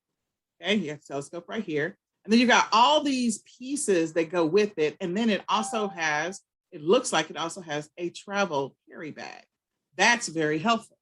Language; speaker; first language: English; native; English